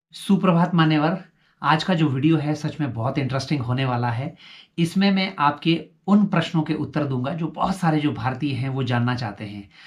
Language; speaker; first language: Hindi; native; Hindi